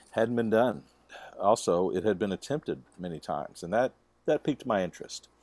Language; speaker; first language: English; native; English